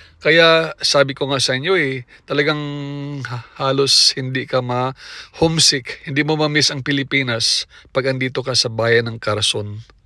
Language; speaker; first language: Filipino; non-native, local second language; Cebuano